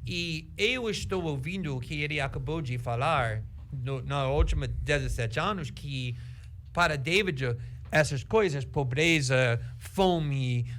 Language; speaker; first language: Portuguese; non-native, fluent; English